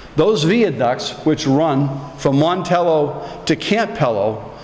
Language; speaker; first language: English; native; English